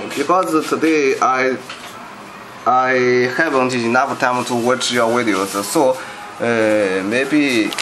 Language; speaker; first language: English; non-native, learner; Chinese